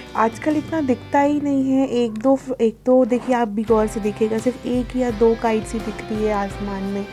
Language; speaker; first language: Hindi; non-native, local second language; Telugu